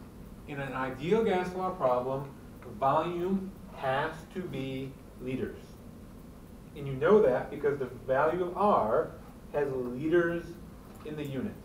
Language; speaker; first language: English; native; English